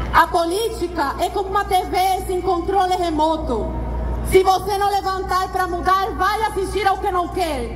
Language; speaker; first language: Portuguese; early bilingual, other home language; Spanish